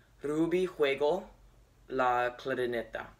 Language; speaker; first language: Spanish; non-native, learner; English